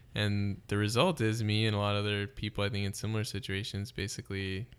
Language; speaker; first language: English; native; English